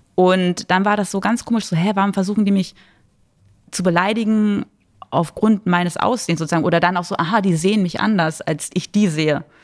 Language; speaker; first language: German; native; German